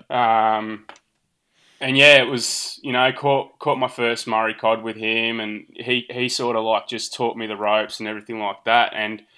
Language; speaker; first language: English; early bilingual, other home language; Portuguese